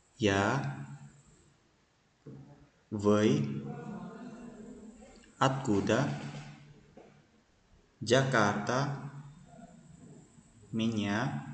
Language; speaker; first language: Russian; non-native, fluent; Indonesian